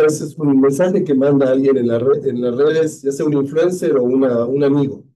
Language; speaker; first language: Spanish; native; Spanish